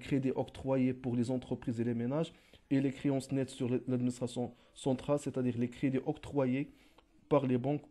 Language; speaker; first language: French; non-native, local second language; Arabic